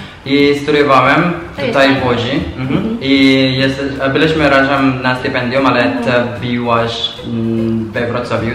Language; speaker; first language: Polish; non-native, learner; Indonesian